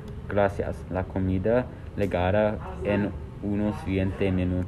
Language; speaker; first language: Spanish; non-native, learner; English